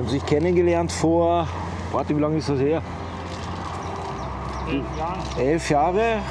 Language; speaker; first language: German; native; German